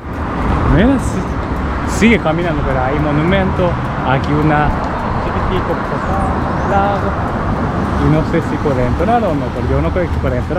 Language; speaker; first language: Spanish; non-native, learner; Japanese